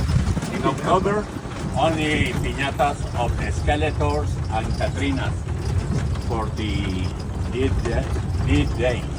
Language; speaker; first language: English; non-native, learner; Spanish